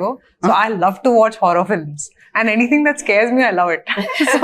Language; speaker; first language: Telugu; non-native, fluent; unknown